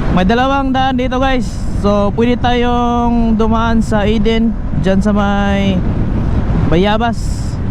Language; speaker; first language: Filipino; non-native, local second language; Cebuano